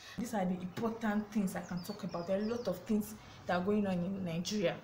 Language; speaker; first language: English; non-native, local second language; Yoruba